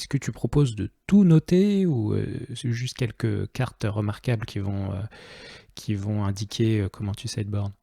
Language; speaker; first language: French; native; French